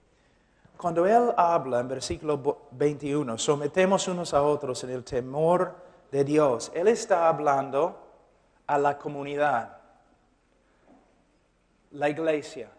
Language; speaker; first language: Spanish; non-native, fluent; English